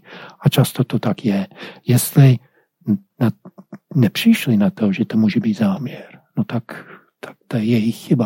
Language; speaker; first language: Czech; non-native, fluent; English